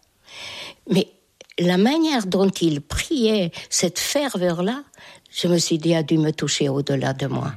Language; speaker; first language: French; non-native, fluent; Hungarian